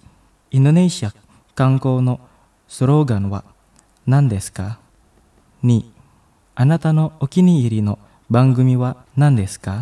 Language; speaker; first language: Japanese; non-native, fluent; Indonesian